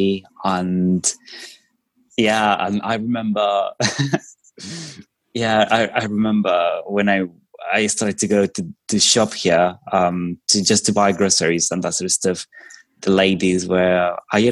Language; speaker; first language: English; non-native, fluent; Spanish